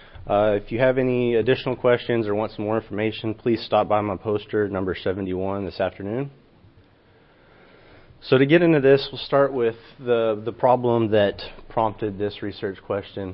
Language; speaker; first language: English; native; English